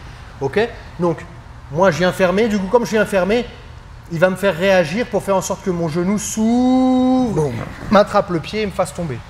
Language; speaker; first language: French; native; French